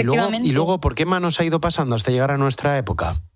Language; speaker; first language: Spanish; native; Spanish